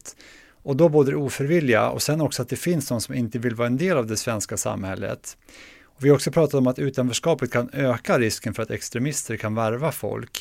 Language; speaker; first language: Swedish; native; Swedish